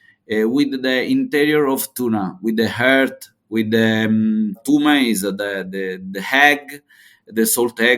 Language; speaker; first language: English; non-native, learner; Italian